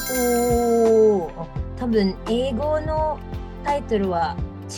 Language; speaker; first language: Japanese; non-native, fluent; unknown